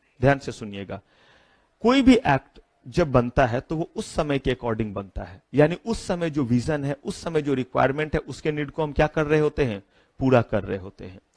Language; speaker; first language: Hindi; native; Hindi